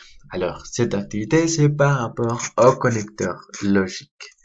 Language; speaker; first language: French; non-native, learner; Spanish